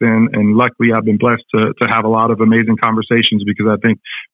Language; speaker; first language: English; early bilingual, other home language; Spanish